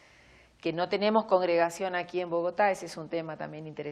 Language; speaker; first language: Spanish; native; Spanish